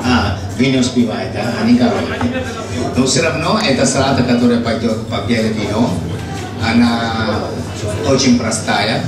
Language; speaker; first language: Russian; non-native, learner; Italian